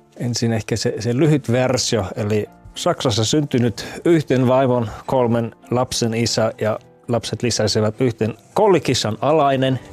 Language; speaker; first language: Finnish; non-native, fluent; German